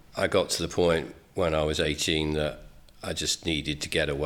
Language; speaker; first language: English; native; English